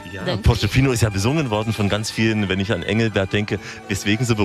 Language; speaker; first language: German; native; German